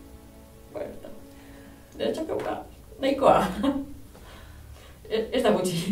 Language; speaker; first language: Basque; non-native, learner; Spanish